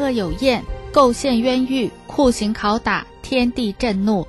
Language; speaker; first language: Chinese; native; Chinese